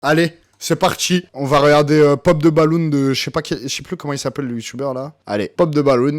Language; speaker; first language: French; native; French